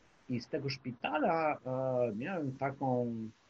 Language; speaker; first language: Polish; non-native, fluent; Ukrainian